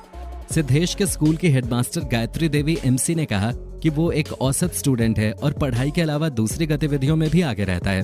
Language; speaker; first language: Hindi; native; Hindi